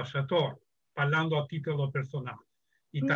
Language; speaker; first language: Italian; non-native, fluent; Albanian